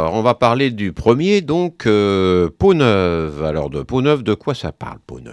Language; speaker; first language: French; native; French